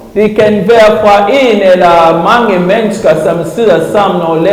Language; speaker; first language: Swedish; non-native, learner; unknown